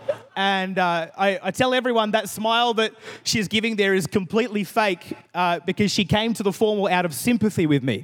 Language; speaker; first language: English; native; English